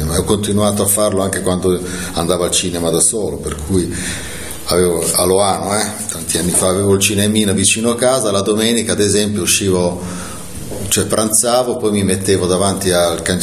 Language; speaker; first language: Italian; native; Italian